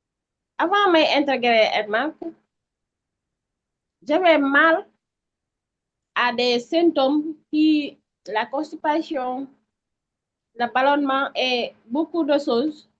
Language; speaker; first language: French; non-native, local second language; Wolof